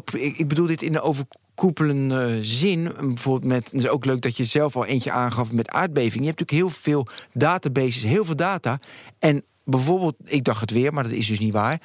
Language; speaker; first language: Dutch; native; Dutch